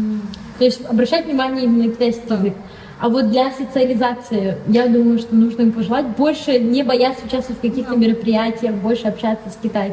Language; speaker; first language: Russian; native; Russian